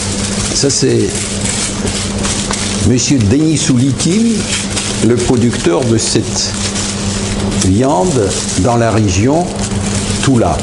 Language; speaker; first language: French; non-native, fluent; Russian